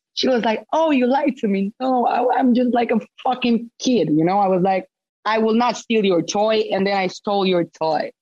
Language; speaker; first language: English; non-native, fluent; Romanian